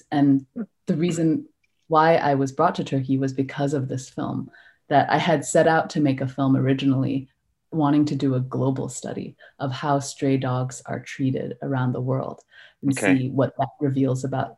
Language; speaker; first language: English; non-native, local second language; Cantonese